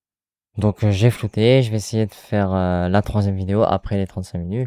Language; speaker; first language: French; native; French